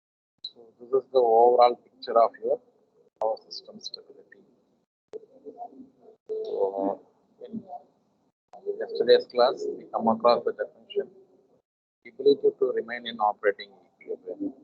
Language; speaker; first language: English; non-native, local second language; Tamil